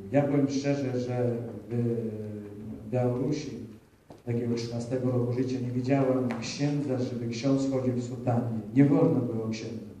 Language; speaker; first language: Polish; early bilingual, heritage; Polish